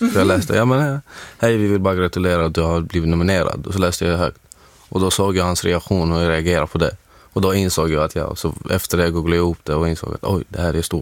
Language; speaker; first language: Swedish; non-native, fluent; Arabic